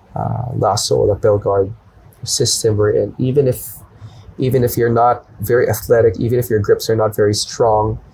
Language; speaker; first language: English; non-native, local second language; Filipino